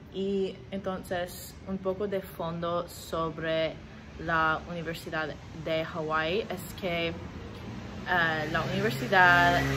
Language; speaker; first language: Spanish; non-native, learner; English